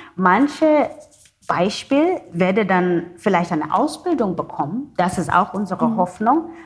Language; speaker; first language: German; non-native, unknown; Xhosa